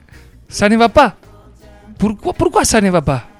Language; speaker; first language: French; non-native, learner; Spanish